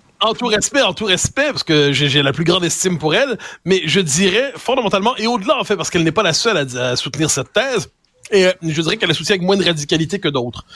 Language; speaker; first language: French; native; French